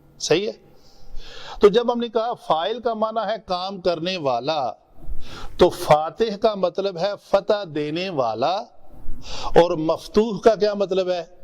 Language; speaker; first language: Urdu; non-native, local second language; Punjabi